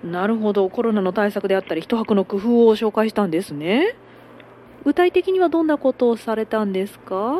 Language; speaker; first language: Japanese; native; Japanese